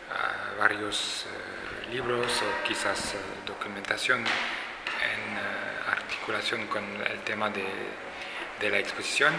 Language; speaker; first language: Spanish; non-native, fluent; French